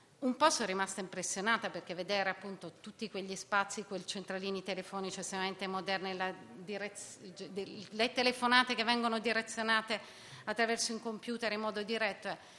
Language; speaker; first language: Italian; native; Italian